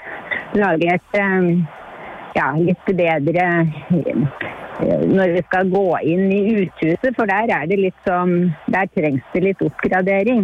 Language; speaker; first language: Norwegian; native; Norwegian